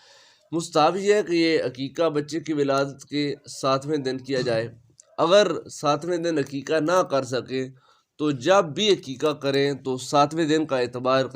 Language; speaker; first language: Urdu; native; Urdu